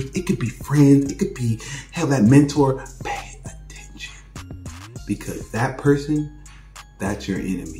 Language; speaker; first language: English; native; English